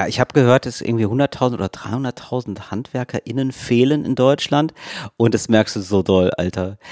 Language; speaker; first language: German; native; German